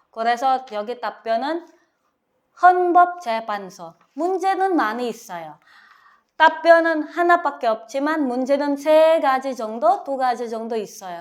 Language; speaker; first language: Korean; non-native, learner; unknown